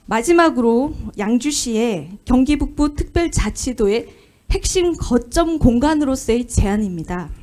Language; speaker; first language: Korean; native; Korean